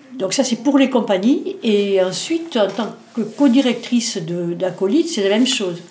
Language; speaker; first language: French; native; French